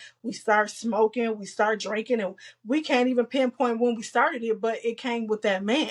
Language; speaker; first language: English; native; English